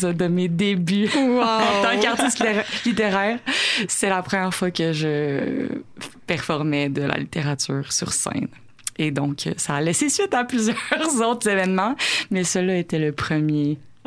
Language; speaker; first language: French; native; French